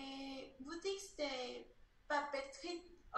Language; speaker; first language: French; non-native, learner; Spanish